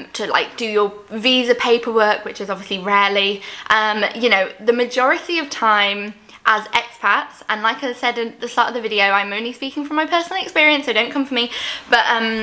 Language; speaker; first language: English; native; English